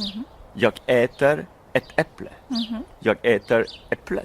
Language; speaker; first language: Swedish; non-native, fluent; French